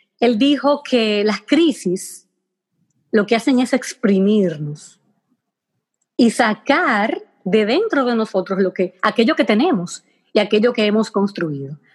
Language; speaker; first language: Spanish; native; Spanish